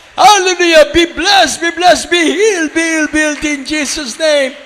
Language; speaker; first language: English; non-native, local second language; Filipino